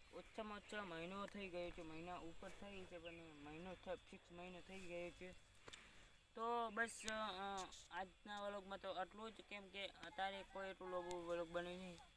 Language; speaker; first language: Gujarati; native; Gujarati